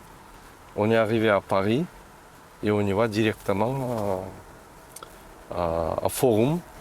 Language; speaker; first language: French; non-native, fluent; Turkmen